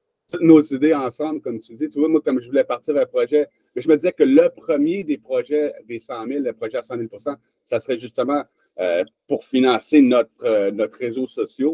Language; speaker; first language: French; native; French